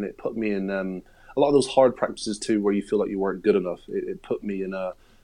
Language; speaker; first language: English; native; English